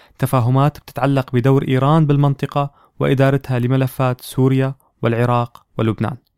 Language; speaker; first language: Arabic; native; Arabic